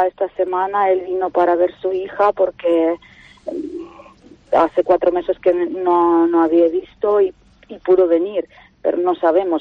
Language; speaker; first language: Spanish; non-native, fluent; Ukrainian